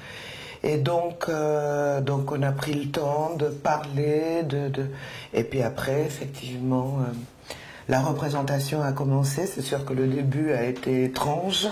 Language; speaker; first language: French; non-native, fluent; Spanish